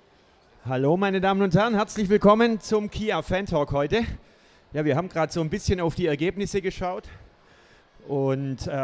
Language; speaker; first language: German; native; German